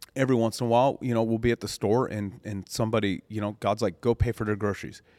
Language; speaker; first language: English; native; English